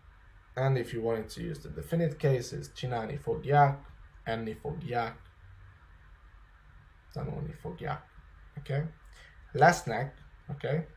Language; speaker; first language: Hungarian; non-native, fluent; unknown